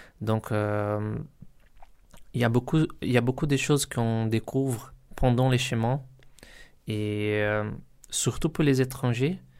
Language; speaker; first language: French; non-native, learner; Portuguese